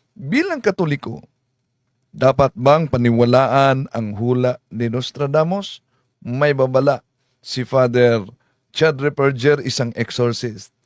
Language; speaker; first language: Filipino; non-native, local second language; Cebuano